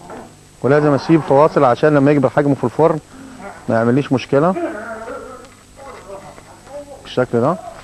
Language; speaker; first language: Arabic; native; Arabic